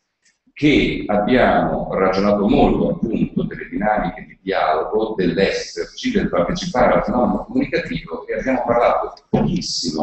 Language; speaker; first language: Italian; native; Italian